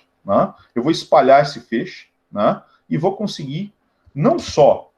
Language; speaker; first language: Portuguese; native; Portuguese